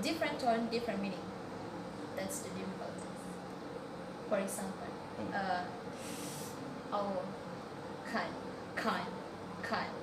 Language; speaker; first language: English; non-native, learner; Indonesian